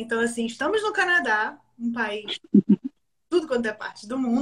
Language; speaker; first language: Portuguese; native; Portuguese